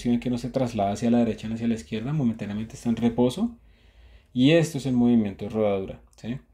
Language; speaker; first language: Spanish; native; Spanish